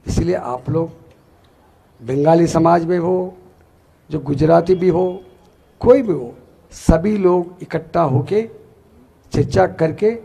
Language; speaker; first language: Hindi; non-native, local second language; Telugu